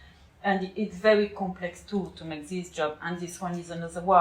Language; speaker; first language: English; non-native, learner; French